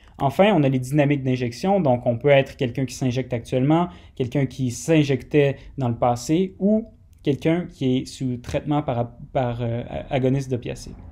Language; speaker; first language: French; native; French